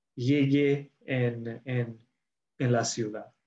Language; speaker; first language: Spanish; non-native, learner; English